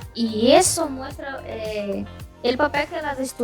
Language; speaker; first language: Spanish; non-native, learner; Portuguese